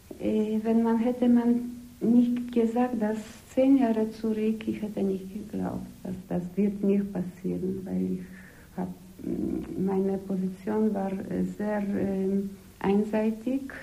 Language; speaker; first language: German; non-native, fluent; Polish